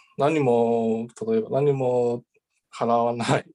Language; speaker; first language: Japanese; non-native, learner; Chinese